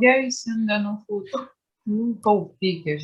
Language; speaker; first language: French; native; French